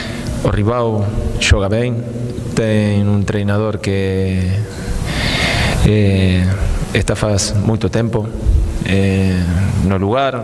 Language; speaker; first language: Portuguese; non-native, fluent; Spanish